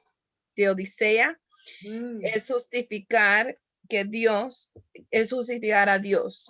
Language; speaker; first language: Spanish; early bilingual, heritage; Spanish